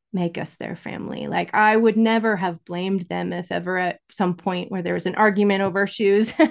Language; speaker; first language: English; native; English